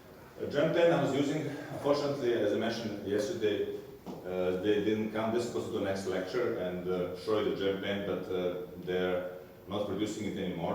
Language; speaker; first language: English; non-native, fluent; Serbian